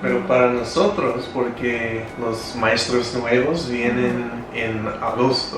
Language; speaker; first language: Spanish; non-native, fluent; English